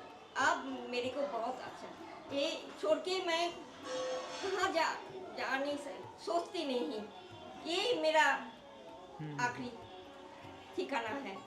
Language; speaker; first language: Hindi; non-native, local second language; Bangla